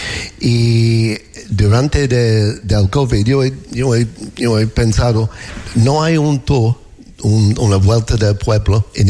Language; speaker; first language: Spanish; non-native, learner; English